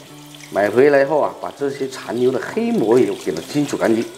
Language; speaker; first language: Chinese; non-native, local second language; Hakka Chinese